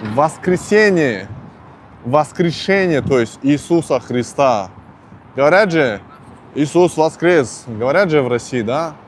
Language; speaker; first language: Russian; non-native, local second language; Tajik